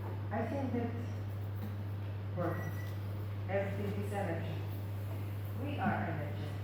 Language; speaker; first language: English; non-native, learner; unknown